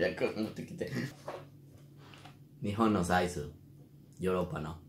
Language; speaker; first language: Japanese; non-native, learner; Spanish